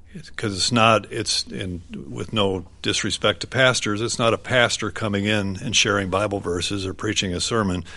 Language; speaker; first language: English; native; English